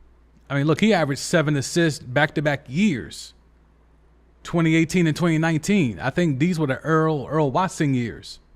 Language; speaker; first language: English; native; English